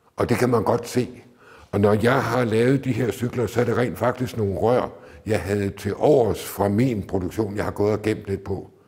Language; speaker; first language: Danish; native; Danish